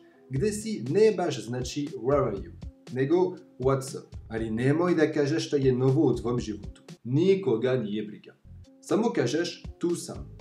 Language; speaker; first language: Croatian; non-native, fluent; French